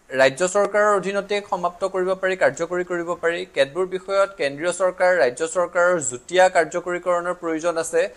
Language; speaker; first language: Assamese; native; Assamese